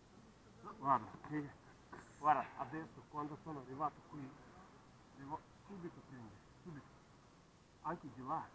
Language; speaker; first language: Italian; non-native, fluent; Russian